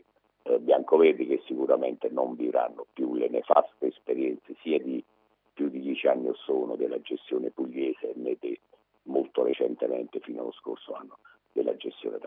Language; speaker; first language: Italian; native; Italian